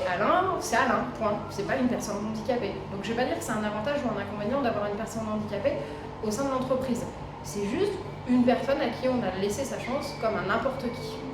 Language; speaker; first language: French; native; French